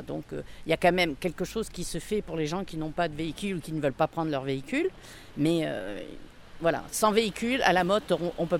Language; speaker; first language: French; native; French